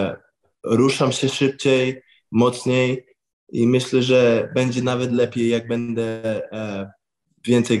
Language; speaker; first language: Polish; early bilingual, heritage; English